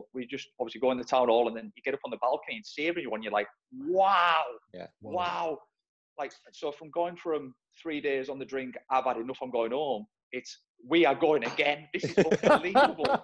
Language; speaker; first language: English; native; English